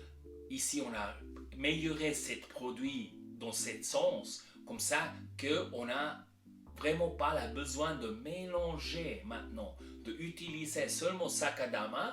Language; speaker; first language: French; non-native, local second language; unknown